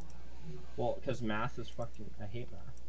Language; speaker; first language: English; native; English